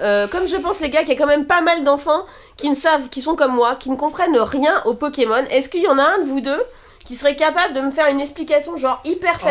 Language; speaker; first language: French; native; French